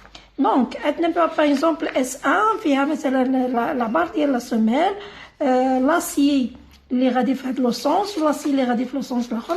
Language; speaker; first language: Arabic; native; Arabic